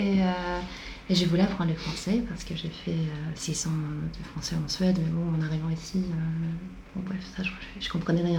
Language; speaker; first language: French; non-native, fluent; Swedish